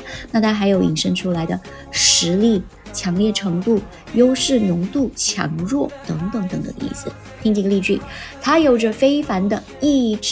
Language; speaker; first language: Chinese; native; Chinese